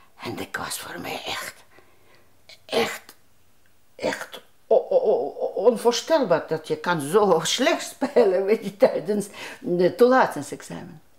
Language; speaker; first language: Dutch; non-native, fluent; Russian